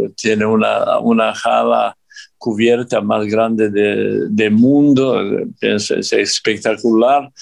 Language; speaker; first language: Spanish; non-native, fluent; Serbian